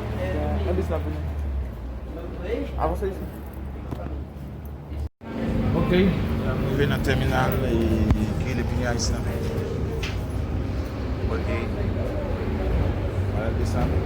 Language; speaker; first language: Portuguese; non-native, learner; Haitian Creole